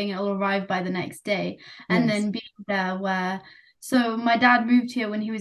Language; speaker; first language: English; non-native, local second language; Nepali